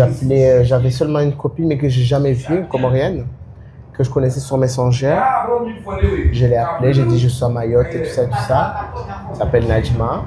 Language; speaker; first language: French; non-native, local second language; Ngazidja Comorian